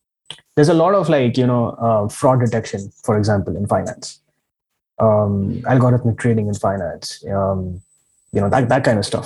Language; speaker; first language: English; non-native, local second language; Marathi